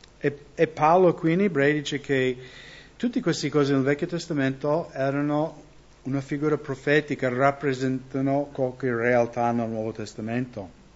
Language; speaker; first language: Italian; non-native, fluent; English